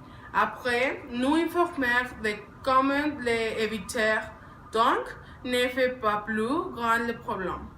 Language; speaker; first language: French; non-native, learner; Spanish